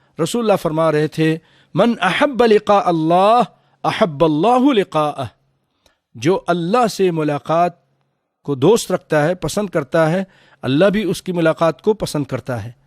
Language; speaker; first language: Urdu; native; Urdu